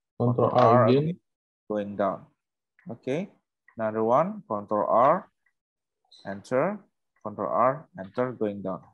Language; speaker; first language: English; non-native, learner; Indonesian